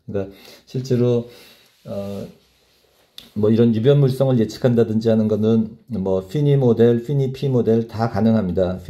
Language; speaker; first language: Korean; native; Korean